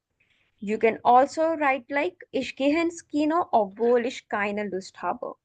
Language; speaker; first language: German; non-native, fluent; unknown